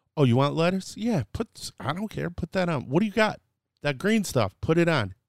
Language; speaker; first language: English; native; English